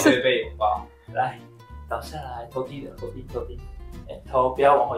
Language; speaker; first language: Chinese; native; Chinese